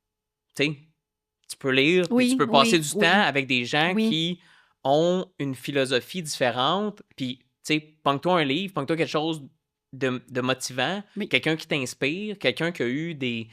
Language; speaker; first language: French; native; French